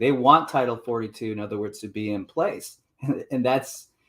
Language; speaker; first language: English; native; English